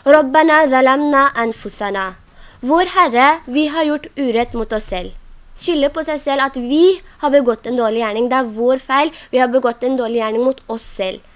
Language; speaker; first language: Norwegian; non-native, local second language; Urdu